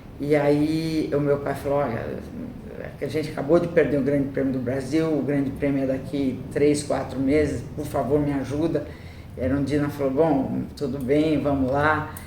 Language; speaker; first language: Portuguese; early bilingual, other home language; Italian